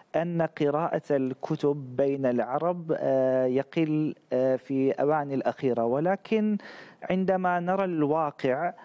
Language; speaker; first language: Arabic; non-native, fluent; Turkish